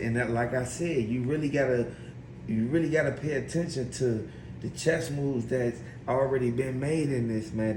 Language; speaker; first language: English; native; English